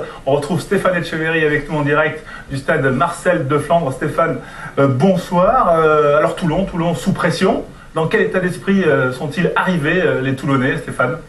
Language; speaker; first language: French; native; French